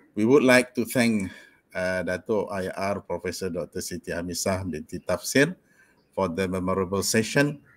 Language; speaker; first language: English; non-native, local second language; Malay